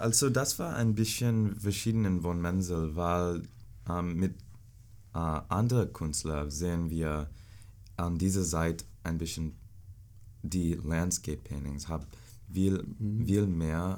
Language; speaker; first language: German; non-native, learner; English